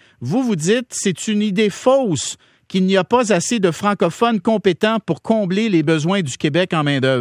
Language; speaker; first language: French; native; French